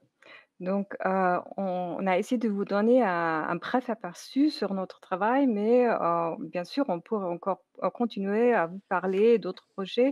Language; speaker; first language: French; non-native, fluent; German